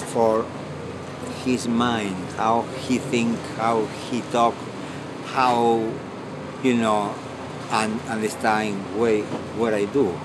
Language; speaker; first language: English; non-native, fluent; Spanish